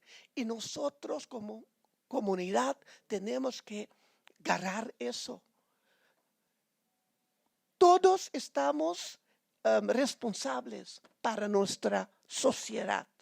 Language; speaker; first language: Spanish; non-native, fluent; Papiamento